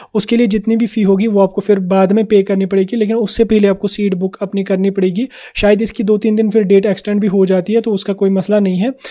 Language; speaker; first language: Hindi; non-native, local second language; Kashmiri